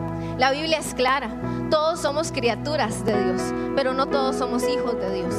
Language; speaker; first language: Spanish; native; Spanish